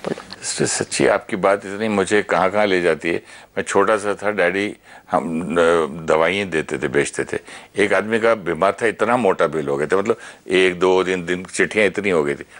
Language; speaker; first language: Hindi; native; Hindi